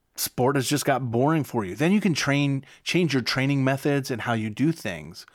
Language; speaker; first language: English; native; English